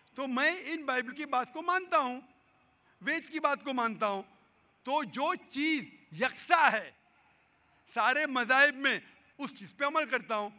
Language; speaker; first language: Hindi; non-native, local second language; Konkani